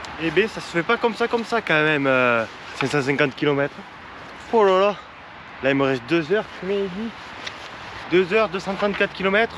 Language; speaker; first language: French; native; French